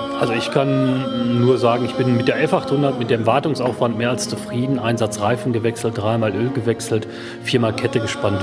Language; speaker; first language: German; native; German